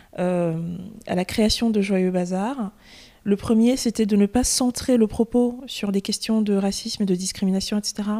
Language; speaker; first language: French; native; French